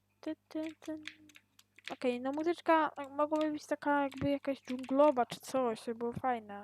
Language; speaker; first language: Polish; native; Polish